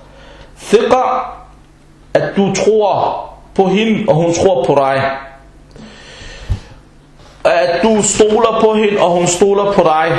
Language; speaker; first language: Danish; early bilingual, other home language; Arabic